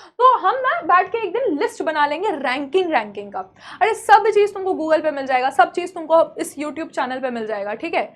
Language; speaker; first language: Hindi; native; Hindi